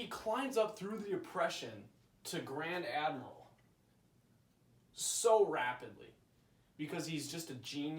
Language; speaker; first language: English; native; English